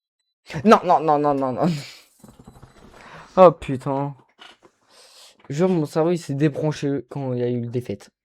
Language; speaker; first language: French; native; French